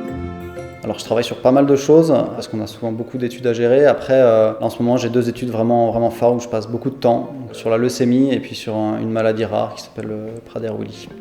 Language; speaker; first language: French; native; French